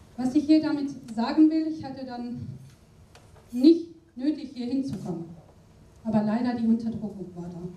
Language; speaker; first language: German; non-native, fluent; Aramaic